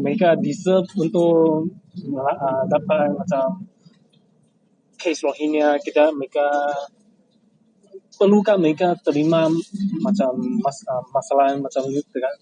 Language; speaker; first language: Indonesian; non-native, local second language; Chinese